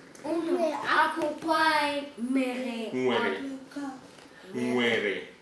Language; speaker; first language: Igbo; early bilingual, heritage; Igbo